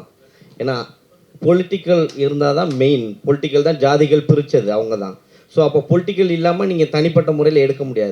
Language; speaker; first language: Tamil; native; Tamil